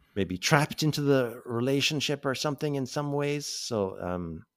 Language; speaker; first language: English; native; English